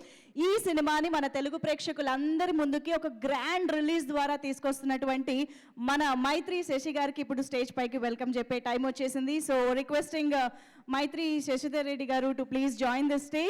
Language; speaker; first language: Telugu; native; Telugu